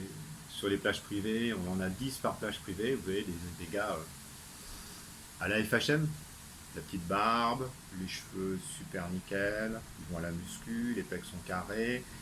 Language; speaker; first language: French; native; French